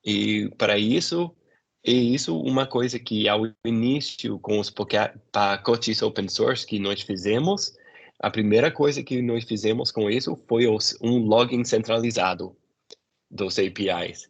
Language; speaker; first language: Portuguese; non-native, fluent; English